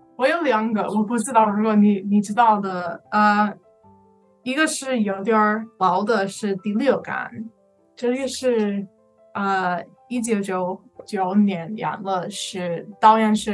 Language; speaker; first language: Chinese; non-native, learner; English